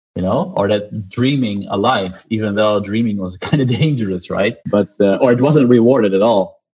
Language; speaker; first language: English; non-native, fluent; Dutch